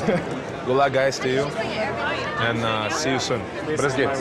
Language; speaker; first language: English; non-native, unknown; Russian